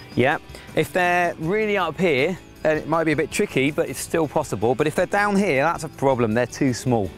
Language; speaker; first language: English; native; English